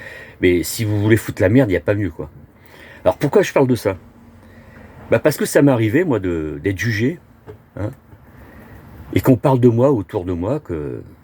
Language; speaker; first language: French; native; French